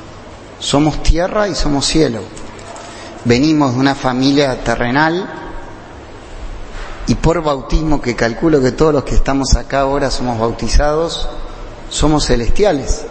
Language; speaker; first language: Spanish; native; Spanish